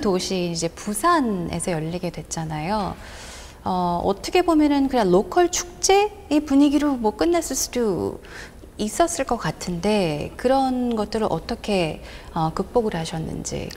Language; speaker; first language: Korean; native; Korean